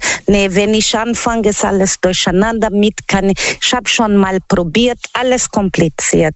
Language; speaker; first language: German; non-native, learner; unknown